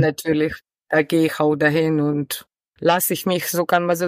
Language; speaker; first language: German; non-native, learner; Ukrainian